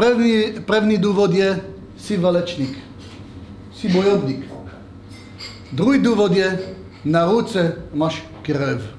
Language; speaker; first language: Czech; non-native, fluent; Hebrew